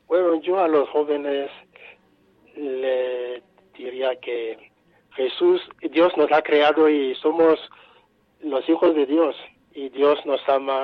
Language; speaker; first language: Spanish; non-native, fluent; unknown